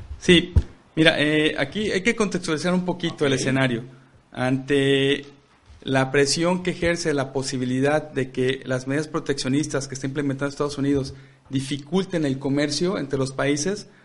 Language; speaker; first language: Spanish; native; Spanish